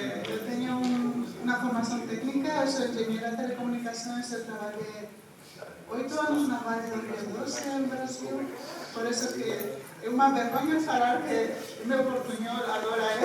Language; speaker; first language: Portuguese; non-native, fluent; Spanish